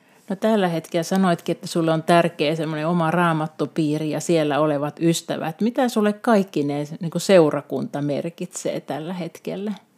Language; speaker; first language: Finnish; native; Finnish